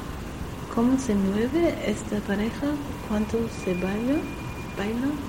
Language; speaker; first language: Spanish; non-native, learner; German